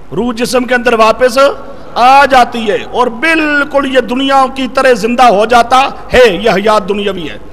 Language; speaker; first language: Urdu; non-native, local second language; Punjabi